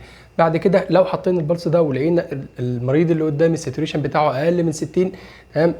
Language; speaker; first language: Arabic; native; Arabic